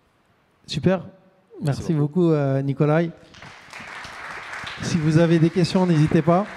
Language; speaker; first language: French; native; French